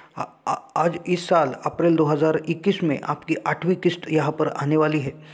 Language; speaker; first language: Hindi; non-native, local second language; Marathi